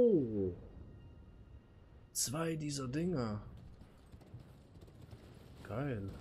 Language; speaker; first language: German; native; German